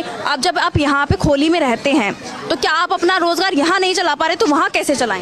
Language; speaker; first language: Hindi; native; Hindi